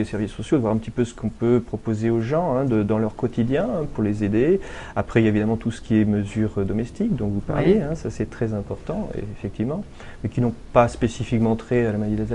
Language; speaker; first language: French; native; French